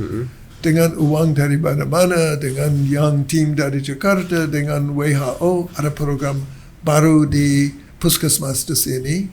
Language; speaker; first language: Indonesian; non-native, learner; English